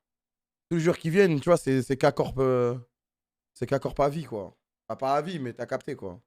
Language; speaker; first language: French; native; French